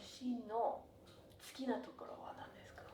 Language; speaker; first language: Japanese; non-native, fluent; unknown